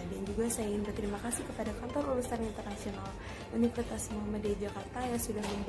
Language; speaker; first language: Indonesian; native; Indonesian